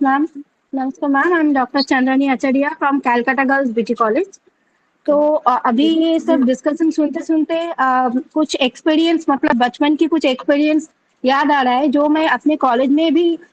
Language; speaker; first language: Hindi; non-native, local second language; Bangla